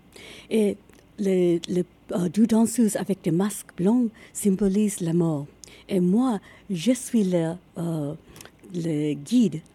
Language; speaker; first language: French; non-native, learner; Japanese